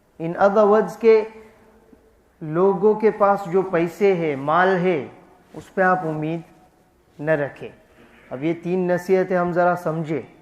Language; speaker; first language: Urdu; non-native, fluent; Gujarati